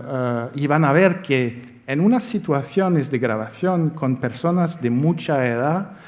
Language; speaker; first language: Spanish; non-native, fluent; French